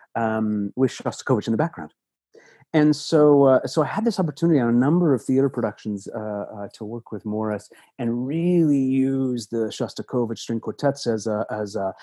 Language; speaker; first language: English; native; English